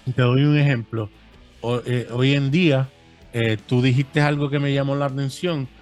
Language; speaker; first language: Spanish; early bilingual, heritage; Spanish